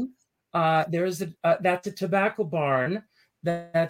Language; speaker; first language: English; native; English